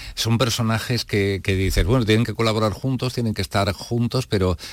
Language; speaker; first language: Spanish; native; Spanish